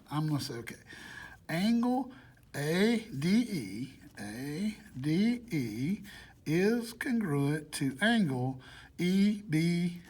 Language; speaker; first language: English; native; English